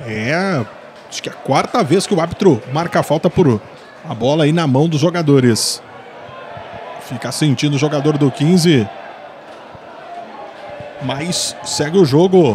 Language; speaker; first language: Portuguese; native; Portuguese